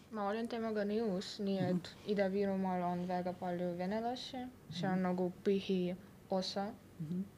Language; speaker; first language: Estonian; non-native, local second language; Russian